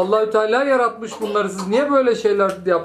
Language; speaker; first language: Turkish; native; Turkish